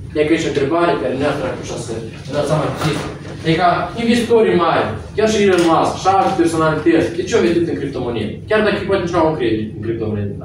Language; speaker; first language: Romanian; non-native, local second language; Russian